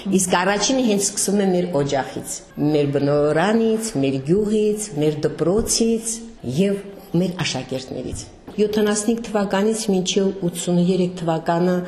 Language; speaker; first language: Armenian; native; Armenian